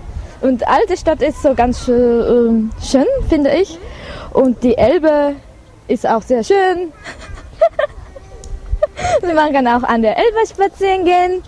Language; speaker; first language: German; non-native, fluent; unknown